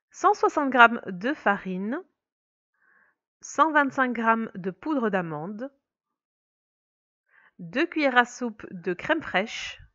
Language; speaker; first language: French; native; French